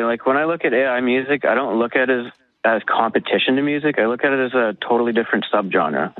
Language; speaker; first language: English; native; English